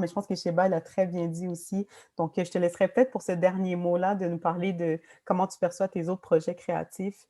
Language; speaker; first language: French; native; French